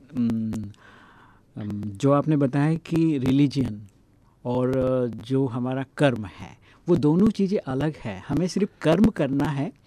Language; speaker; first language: Hindi; native; Hindi